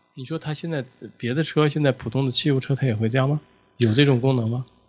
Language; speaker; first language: Chinese; native; Chinese